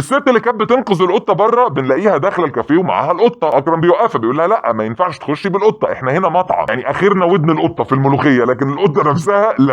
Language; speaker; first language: Arabic; native; Arabic